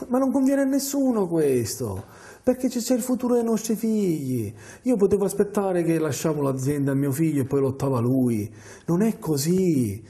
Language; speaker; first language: Italian; native; Italian